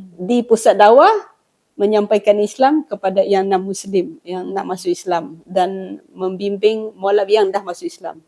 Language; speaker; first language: Malay; non-native, local second language; Iban